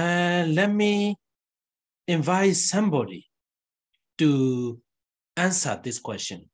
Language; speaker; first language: English; non-native, fluent; Burmese